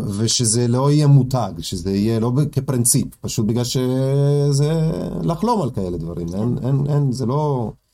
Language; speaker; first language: Hebrew; early bilingual, other home language; Russian